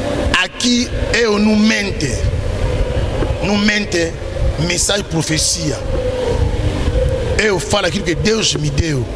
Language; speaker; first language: Portuguese; non-native, learner; Lingala